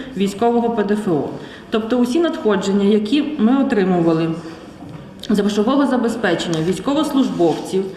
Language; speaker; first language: Ukrainian; native; Ukrainian